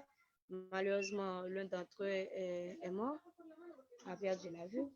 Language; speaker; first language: French; non-native, local second language; Haitian Creole